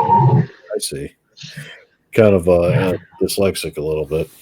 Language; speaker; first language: English; native; English